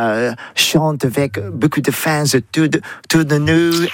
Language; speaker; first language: French; non-native, learner; English